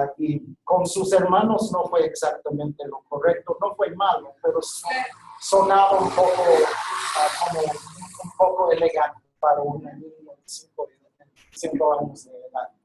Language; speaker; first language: Spanish; non-native, fluent; English